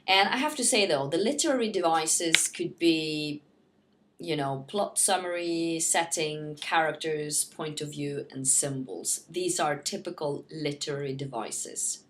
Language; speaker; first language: English; non-native, fluent; Norwegian